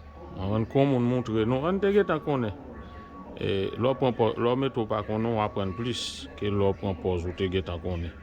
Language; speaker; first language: French; non-native, learner; Haitian Creole